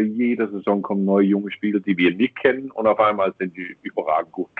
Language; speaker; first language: German; non-native, learner; Croatian